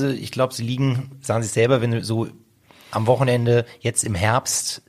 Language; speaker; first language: German; native; German